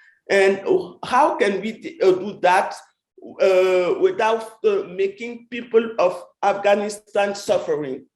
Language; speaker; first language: English; non-native, fluent; French